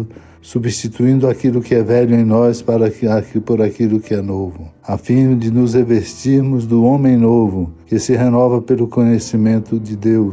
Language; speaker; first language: Portuguese; native; Portuguese